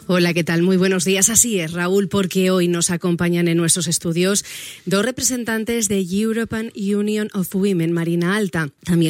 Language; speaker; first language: Spanish; native; Spanish